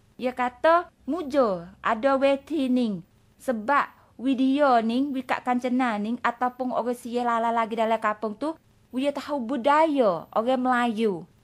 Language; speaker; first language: Malay; native; Malay